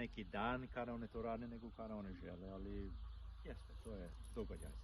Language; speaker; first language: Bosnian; non-native, learner; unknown